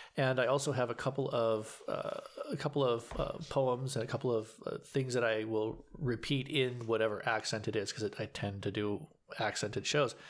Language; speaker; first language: English; native; English